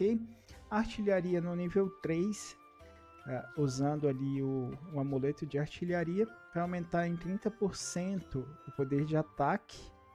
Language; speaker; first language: Portuguese; native; Portuguese